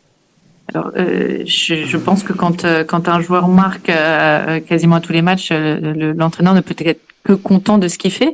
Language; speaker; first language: French; native; French